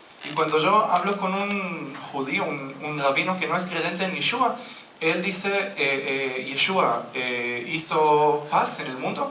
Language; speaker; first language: Spanish; non-native, fluent; Hebrew